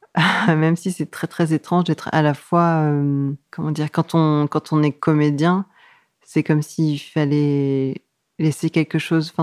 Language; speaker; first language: French; native; French